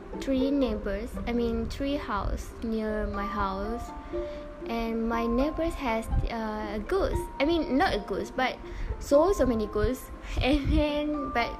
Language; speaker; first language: English; non-native, learner; Malay